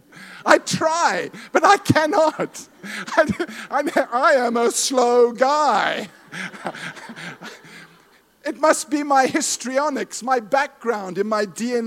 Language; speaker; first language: English; native; English